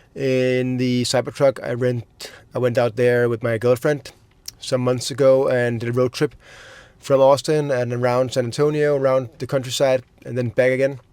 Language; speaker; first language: English; non-native, fluent; Danish